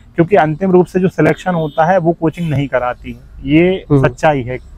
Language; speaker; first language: Hindi; native; Hindi